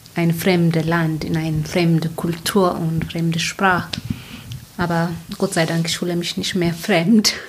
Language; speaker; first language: German; non-native, learner; Tigrinya